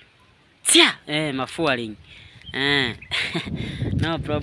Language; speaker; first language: English; non-native, learner; Swahili